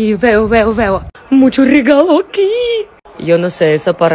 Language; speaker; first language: Spanish; non-native, learner; Russian